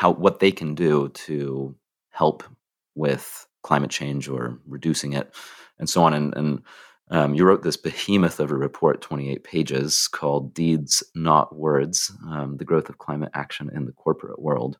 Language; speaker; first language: English; native; English